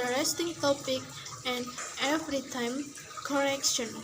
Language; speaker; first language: English; non-native, learner; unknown